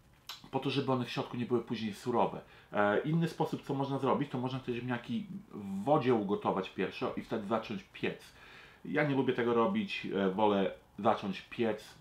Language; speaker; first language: Polish; early bilingual, heritage; Polish